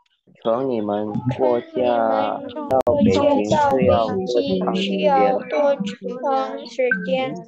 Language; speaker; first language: Chinese; non-native, learner; Indonesian